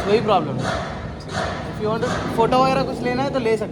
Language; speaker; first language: Hindi; non-native, local second language; Telugu